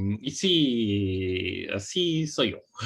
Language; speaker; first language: Spanish; non-native, fluent; German